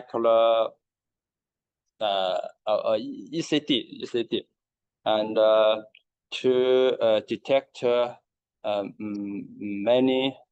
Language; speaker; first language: English; non-native, learner; Chinese